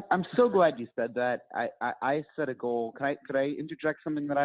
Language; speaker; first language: English; native; English